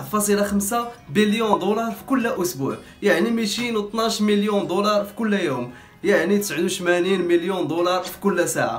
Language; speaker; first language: Arabic; native; Arabic